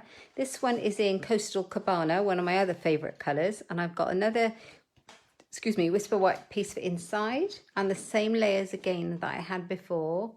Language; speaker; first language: English; native; English